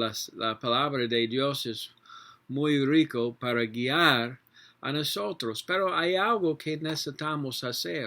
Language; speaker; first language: Spanish; non-native, learner; English